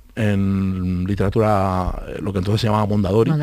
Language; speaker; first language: Spanish; native; Spanish